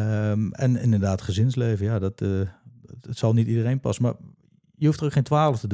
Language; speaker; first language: Dutch; native; Dutch